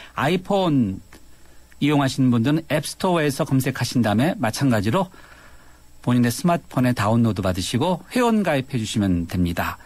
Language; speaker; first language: Korean; native; Korean